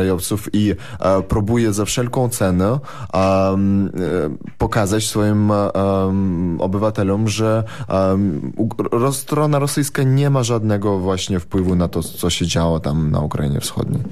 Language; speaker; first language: Polish; non-native, fluent; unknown